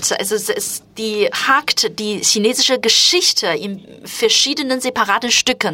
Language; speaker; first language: German; non-native, fluent; Chinese